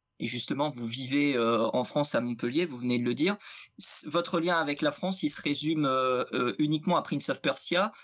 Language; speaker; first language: French; native; French